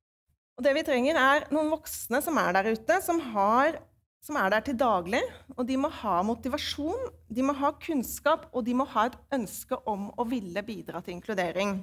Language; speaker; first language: Norwegian; native; Norwegian